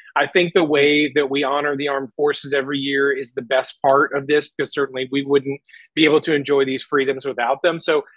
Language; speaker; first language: English; native; English